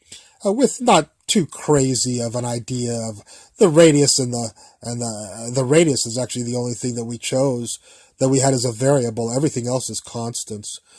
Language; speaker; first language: English; native; English